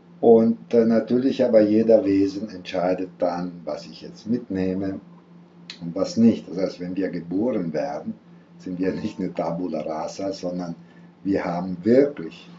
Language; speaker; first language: German; non-native, fluent; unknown